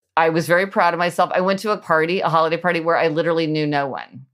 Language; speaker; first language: English; native; English